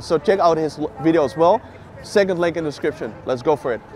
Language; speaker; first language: English; non-native, fluent; Dutch